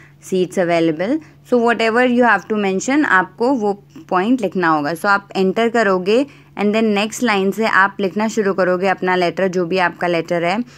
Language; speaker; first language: Hindi; native; Hindi